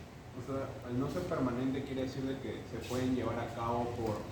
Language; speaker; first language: Spanish; native; Spanish